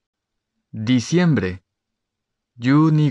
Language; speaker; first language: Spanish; non-native, fluent; Japanese